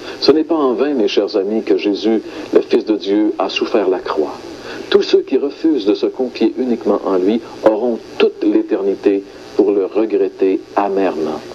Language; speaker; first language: French; native; French